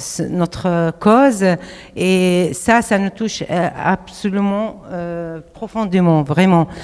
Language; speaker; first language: French; non-native, fluent; Arabic